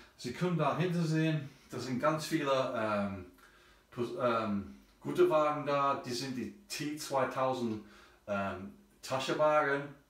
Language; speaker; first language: German; non-native, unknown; English